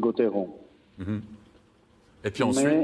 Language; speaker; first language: French; native; French